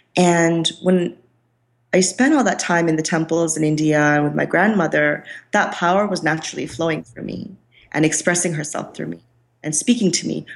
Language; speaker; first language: English; non-native, local second language; Bangla